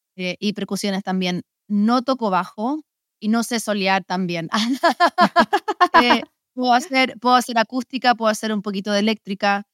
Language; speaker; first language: Spanish; early bilingual, heritage; Spanish